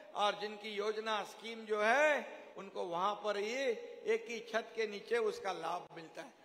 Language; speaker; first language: Hindi; non-native, local second language; Marathi